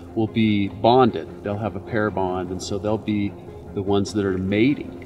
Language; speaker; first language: English; native; English